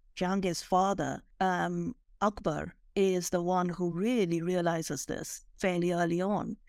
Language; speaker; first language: English; non-native, local second language; Bangla